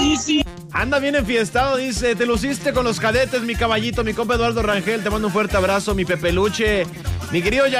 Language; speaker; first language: Spanish; native; Spanish